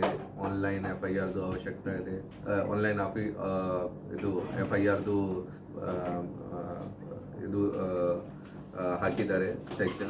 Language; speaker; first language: Kannada; non-native, local second language; Hindi